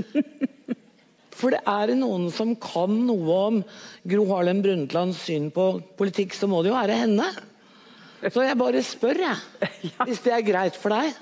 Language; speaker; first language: Norwegian; native; Norwegian